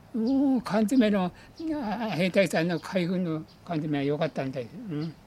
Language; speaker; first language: Japanese; native; Japanese